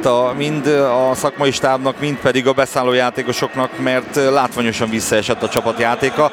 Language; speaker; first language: Hungarian; native; Hungarian